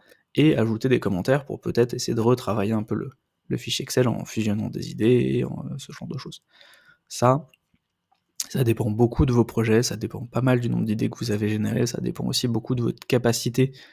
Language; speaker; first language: French; native; French